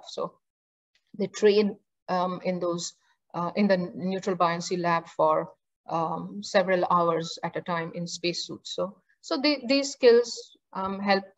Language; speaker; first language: English; non-native, local second language; Marathi